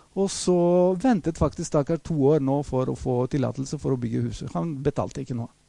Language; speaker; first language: Norwegian; non-native, fluent; Greek